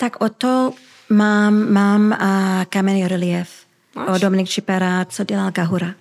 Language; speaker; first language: Czech; early bilingual, heritage; Czech